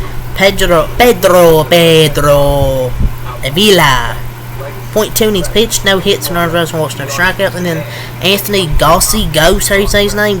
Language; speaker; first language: English; native; English